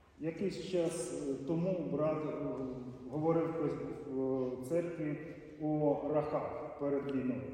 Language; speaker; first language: Polish; non-native, learner; Ukrainian